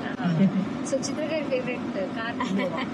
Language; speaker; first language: Telugu; native; Telugu